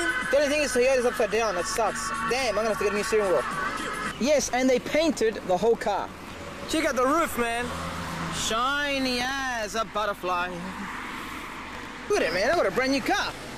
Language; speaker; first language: English; early bilingual, other home language; Spanish